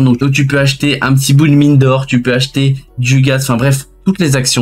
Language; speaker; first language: French; native; French